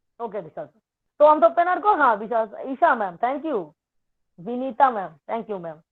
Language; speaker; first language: Hindi; non-native, local second language; Bangla